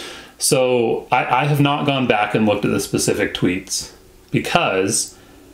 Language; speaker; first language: English; native; English